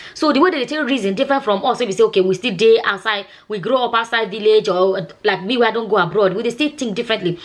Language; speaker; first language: Nigerian Pidgin; non-native, local second language; Igbo